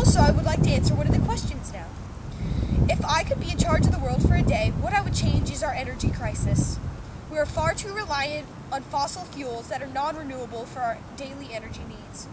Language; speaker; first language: English; native; English